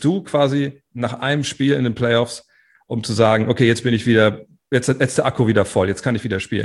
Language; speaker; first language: German; native; German